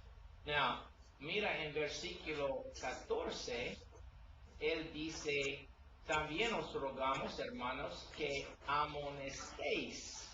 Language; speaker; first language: Spanish; non-native, learner; English